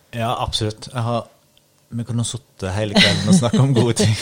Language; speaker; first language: Norwegian; native; Norwegian